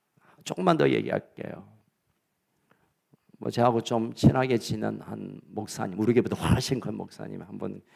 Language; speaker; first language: Korean; native; Korean